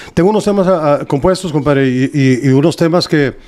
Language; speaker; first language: Spanish; early bilingual, heritage; Spanish